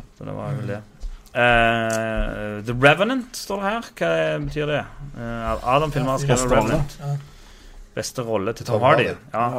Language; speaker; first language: Norwegian; native; Norwegian